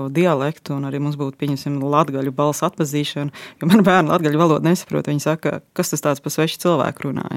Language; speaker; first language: Latvian; native; Latvian